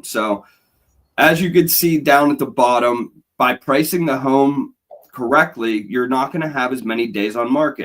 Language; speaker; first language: English; native; English